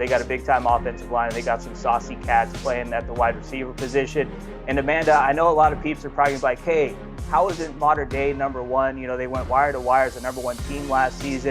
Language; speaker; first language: English; native; English